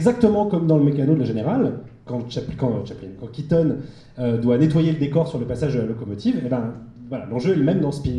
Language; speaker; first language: French; native; French